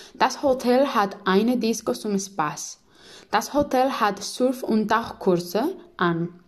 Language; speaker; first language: German; non-native, learner; Spanish